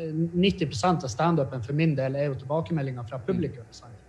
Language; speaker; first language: Norwegian; native; Norwegian